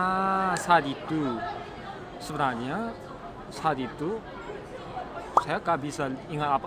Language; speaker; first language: Indonesian; non-native, learner; Korean